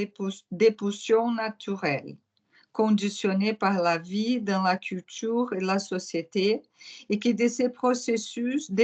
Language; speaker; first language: French; non-native, fluent; Portuguese